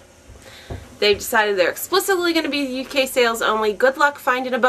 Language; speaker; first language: English; native; English